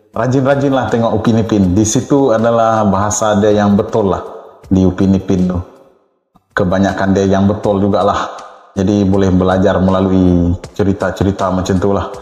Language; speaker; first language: Malay; native; Malay